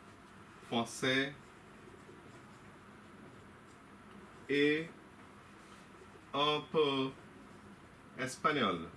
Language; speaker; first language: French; non-native, fluent; Hindi